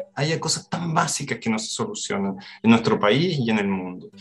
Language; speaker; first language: Spanish; native; Spanish